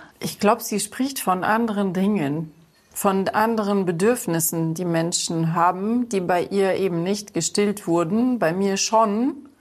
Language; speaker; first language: German; early bilingual, other home language; Greek